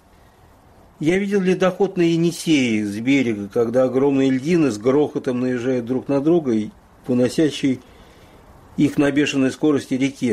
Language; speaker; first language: Russian; native; Russian